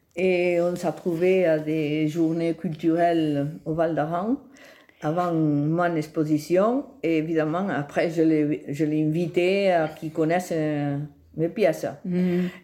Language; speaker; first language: French; non-native, fluent; Spanish